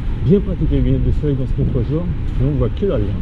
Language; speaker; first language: French; native; French